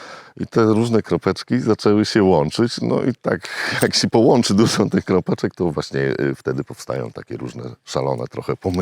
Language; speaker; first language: Polish; native; Polish